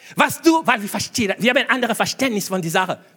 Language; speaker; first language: German; non-native, fluent; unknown